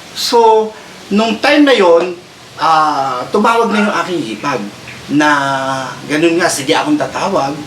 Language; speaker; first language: Filipino; native; Filipino